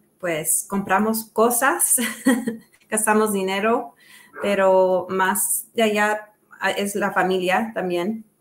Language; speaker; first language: Spanish; early bilingual, other home language; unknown